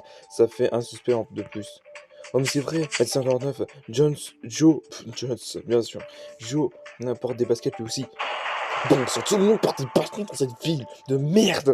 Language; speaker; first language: French; native; French